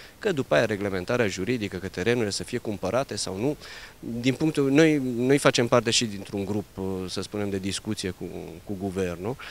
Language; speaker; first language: Romanian; early bilingual, heritage; Romanian